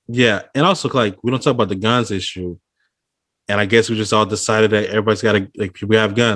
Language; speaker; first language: English; native; English